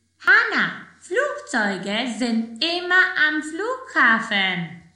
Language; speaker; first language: German; non-native, fluent; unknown